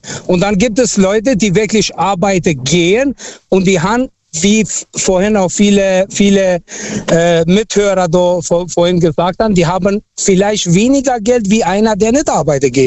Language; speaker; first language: German; early bilingual, other home language; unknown